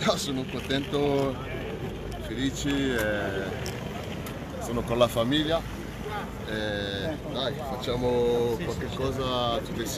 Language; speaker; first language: Italian; non-native, learner; French